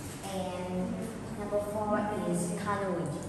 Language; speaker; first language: English; non-native, learner; Vietnamese